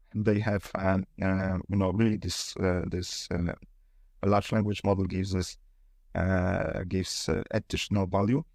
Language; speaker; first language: English; non-native, fluent; Polish